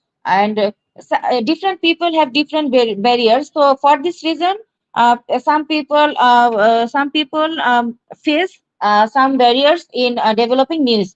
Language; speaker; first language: English; non-native, learner; Bangla